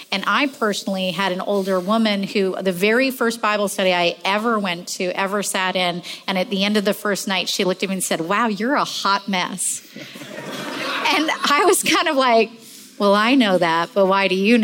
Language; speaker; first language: English; native; English